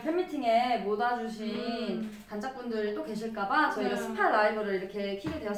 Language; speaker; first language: Korean; native; Korean